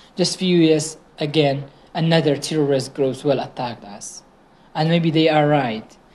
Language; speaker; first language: English; non-native, fluent; Kurdish